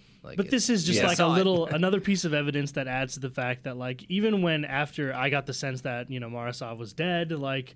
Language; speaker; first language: English; native; English